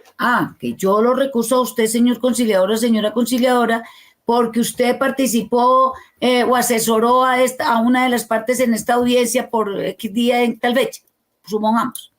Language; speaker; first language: Spanish; native; Spanish